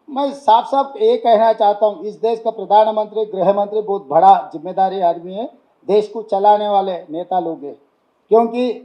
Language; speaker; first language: Hindi; non-native, local second language; Telugu